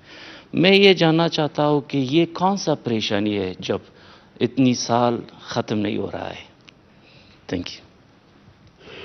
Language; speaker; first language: Hindi; non-native, fluent; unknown